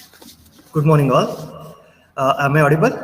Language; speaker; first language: English; non-native, local second language; Kannada